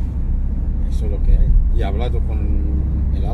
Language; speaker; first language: Spanish; non-native, fluent; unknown